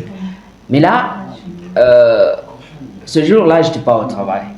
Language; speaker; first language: French; non-native, fluent; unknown